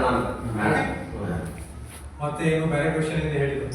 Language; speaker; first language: Kannada; non-native, local second language; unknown